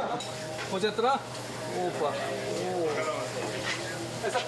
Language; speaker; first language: Portuguese; non-native, learner; Korean